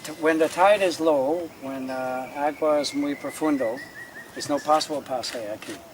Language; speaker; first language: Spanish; non-native, learner; English